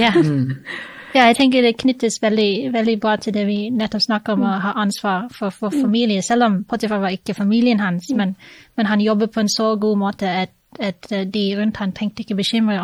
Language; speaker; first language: Norwegian; non-native, fluent; English